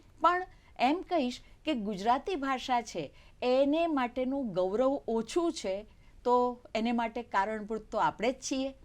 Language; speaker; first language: Gujarati; native; Gujarati